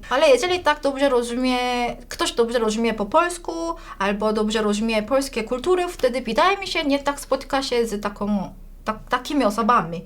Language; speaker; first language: Polish; non-native, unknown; Korean